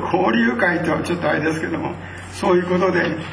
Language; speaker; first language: Japanese; native; Japanese